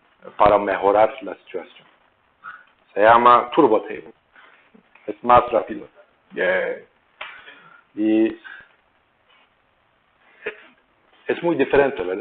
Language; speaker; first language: Spanish; non-native, learner; Turkish